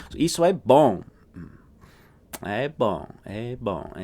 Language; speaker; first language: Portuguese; non-native, fluent; English